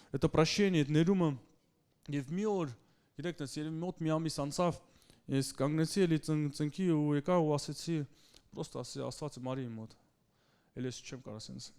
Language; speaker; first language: Armenian; early bilingual, heritage; Russian